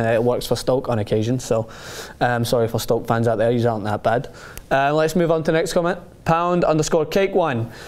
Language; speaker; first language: English; native; English